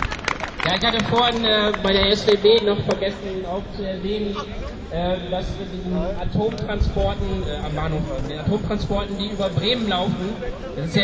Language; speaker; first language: German; native; German